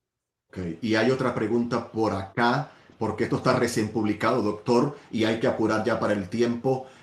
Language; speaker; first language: Spanish; native; Spanish